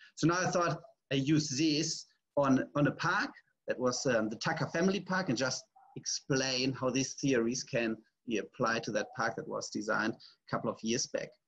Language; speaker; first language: English; non-native, fluent; German